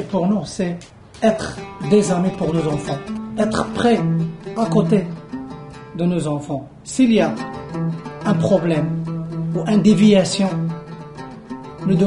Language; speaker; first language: French; non-native, local second language; Arabic